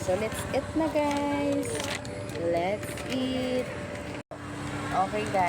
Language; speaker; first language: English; non-native, local second language; Filipino